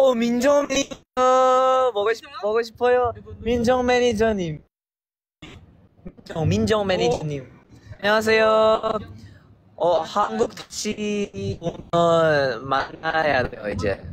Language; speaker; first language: Korean; non-native, learner; Filipino